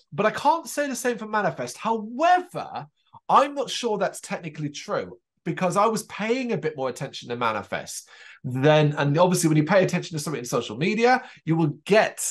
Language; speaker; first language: English; native; English